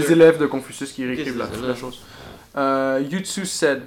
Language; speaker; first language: French; native; French